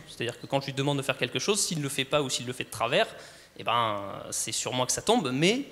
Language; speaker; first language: French; native; French